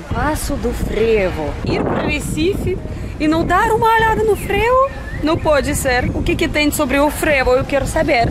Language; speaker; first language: Portuguese; non-native, fluent; Russian